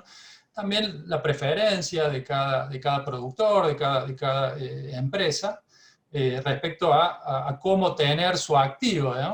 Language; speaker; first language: Spanish; native; Spanish